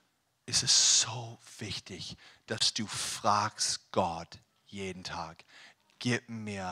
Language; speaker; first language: German; non-native, learner; English